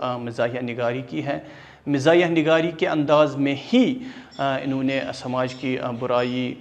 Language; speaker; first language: Urdu; non-native, local second language; Kashmiri